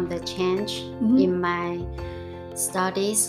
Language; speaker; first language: English; non-native, fluent; Chinese